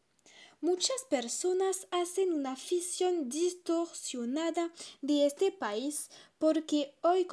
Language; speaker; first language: Spanish; non-native, learner; French